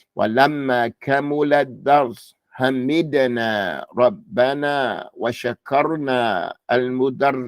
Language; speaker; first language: Arabic; non-native, fluent; English